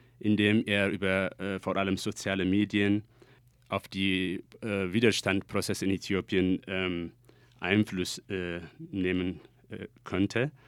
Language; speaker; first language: German; non-native, fluent; Amharic